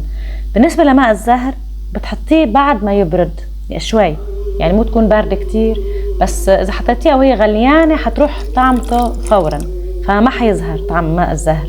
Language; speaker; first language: Arabic; native; Arabic